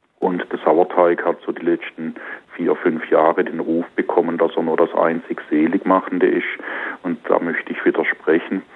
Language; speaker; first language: German; native; German